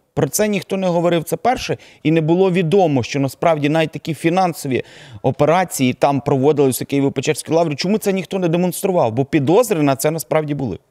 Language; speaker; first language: Ukrainian; native; Ukrainian